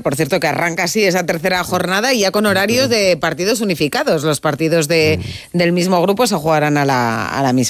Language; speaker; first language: Spanish; native; Spanish